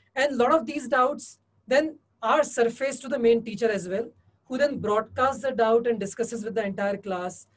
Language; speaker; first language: English; non-native, local second language; Hindi